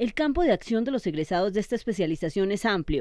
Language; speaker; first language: Spanish; native; Spanish